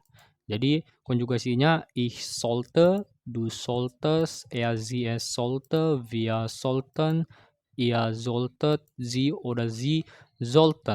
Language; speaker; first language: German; non-native, fluent; Indonesian